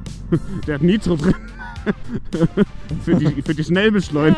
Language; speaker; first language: German; native; German